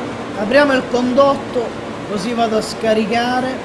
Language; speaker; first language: Italian; native; Italian